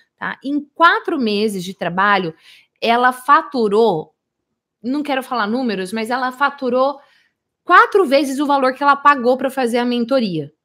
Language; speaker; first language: Portuguese; native; Portuguese